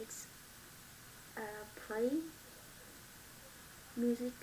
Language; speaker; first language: English; non-native, learner; Vietnamese